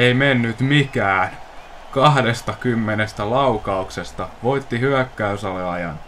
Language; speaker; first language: Finnish; native; Finnish